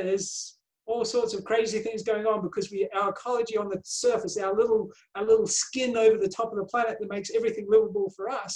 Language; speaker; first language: English; native; English